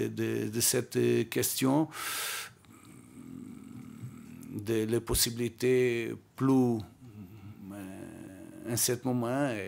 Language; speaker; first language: French; non-native, learner; Portuguese